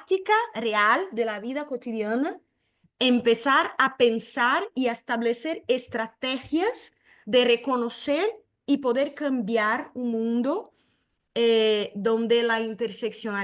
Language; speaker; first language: Spanish; non-native, fluent; Portuguese